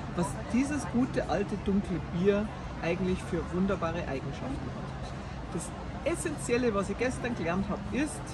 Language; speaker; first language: German; native; German